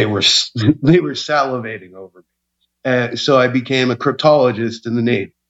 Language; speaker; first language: English; native; English